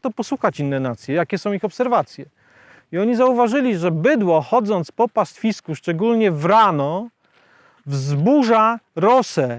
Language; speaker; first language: Polish; native; Polish